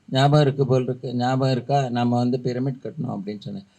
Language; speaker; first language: Tamil; native; Tamil